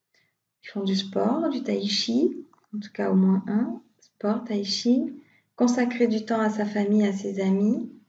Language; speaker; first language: French; native; French